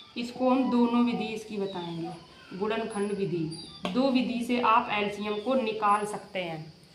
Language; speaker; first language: Hindi; native; Hindi